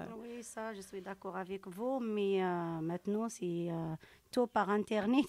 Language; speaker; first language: French; non-native, local second language; Arabic